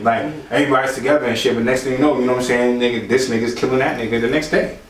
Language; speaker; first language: English; native; English